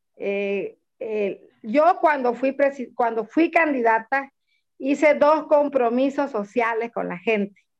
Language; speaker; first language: Spanish; native; Spanish